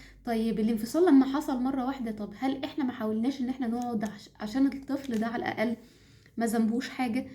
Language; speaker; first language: Arabic; native; Arabic